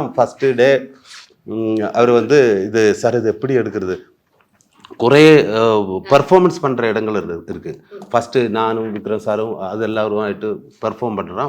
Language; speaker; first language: Tamil; non-native, learner; Malayalam